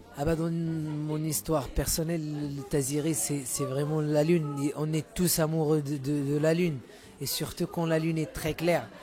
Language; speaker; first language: French; non-native, local second language; Arabic